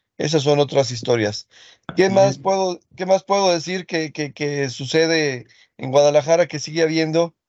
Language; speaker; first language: Spanish; early bilingual, other home language; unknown